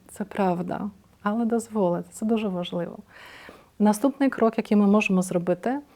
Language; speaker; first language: Ukrainian; native; Ukrainian